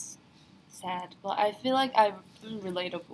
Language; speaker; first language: English; non-native, fluent; Korean